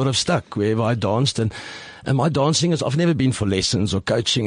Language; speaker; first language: English; non-native, local second language; Afrikaans